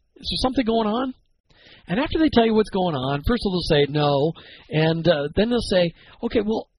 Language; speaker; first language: English; native; English